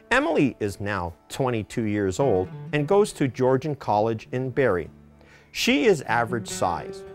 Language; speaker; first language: English; native; English